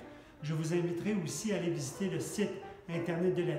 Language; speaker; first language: French; native; French